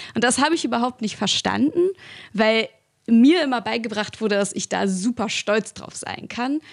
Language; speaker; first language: German; early bilingual, other home language; Russian